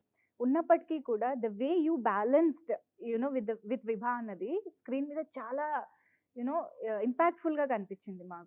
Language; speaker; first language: Telugu; native; Telugu